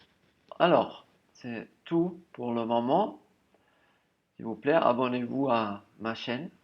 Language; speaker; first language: French; non-native, fluent; German